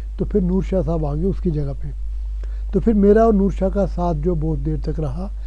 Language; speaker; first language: Urdu; non-native, local second language; Punjabi